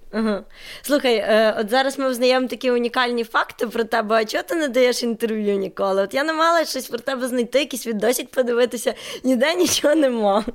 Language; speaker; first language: Ukrainian; native; Ukrainian